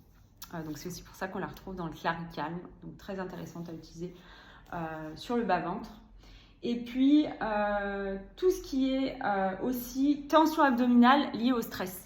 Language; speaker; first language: French; native; French